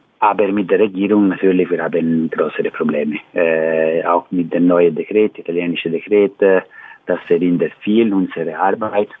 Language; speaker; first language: German; non-native, learner; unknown